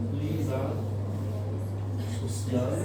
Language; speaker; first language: Spanish; non-native, fluent; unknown